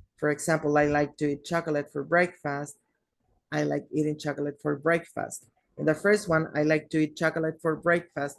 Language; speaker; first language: English; non-native, fluent; Spanish